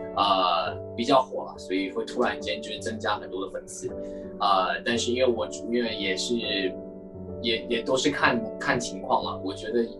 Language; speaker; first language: Chinese; native; Chinese